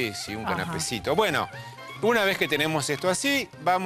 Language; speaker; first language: Spanish; native; Spanish